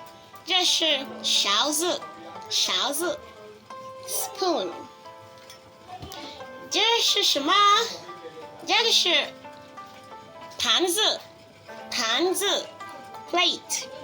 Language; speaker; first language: Chinese; non-native, learner; English